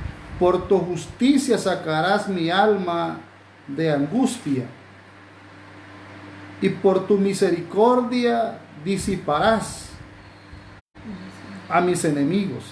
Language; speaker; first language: Spanish; native; Spanish